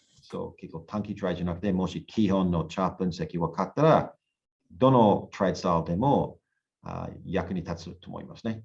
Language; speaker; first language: Japanese; non-native, learner; English